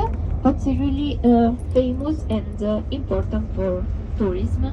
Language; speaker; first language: English; non-native, fluent; Spanish